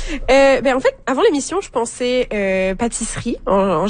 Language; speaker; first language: French; native; French